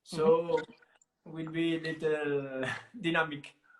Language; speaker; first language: English; non-native, learner; Italian